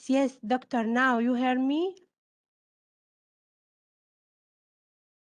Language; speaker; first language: English; non-native, learner; Arabic